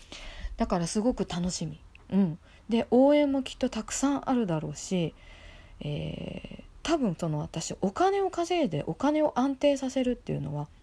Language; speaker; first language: Japanese; native; Japanese